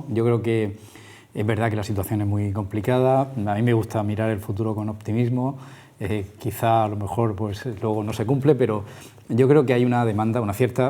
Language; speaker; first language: Spanish; native; Spanish